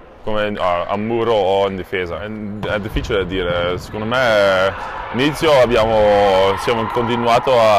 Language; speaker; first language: Italian; non-native, fluent; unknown